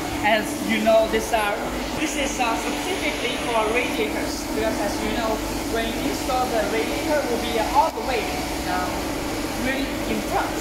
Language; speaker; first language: English; non-native, learner; Chinese